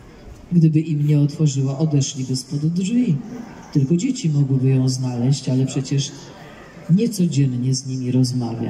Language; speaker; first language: Polish; native; Polish